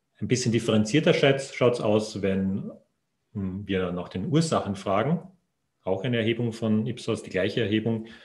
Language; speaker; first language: German; native; German